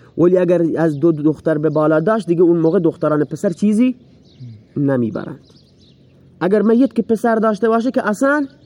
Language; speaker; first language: Persian; non-native, local second language; Baluchi